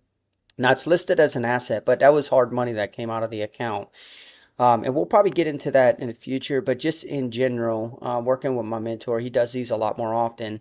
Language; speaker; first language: English; native; English